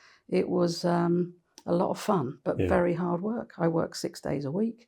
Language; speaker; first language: English; native; English